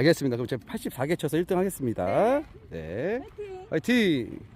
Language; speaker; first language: Korean; native; Korean